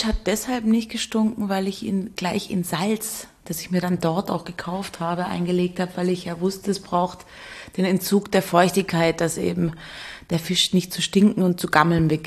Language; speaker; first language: German; native; German